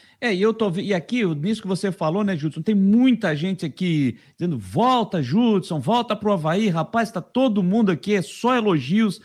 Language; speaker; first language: Portuguese; native; Portuguese